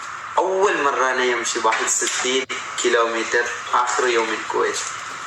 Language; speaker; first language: Arabic; non-native, learner; Malayalam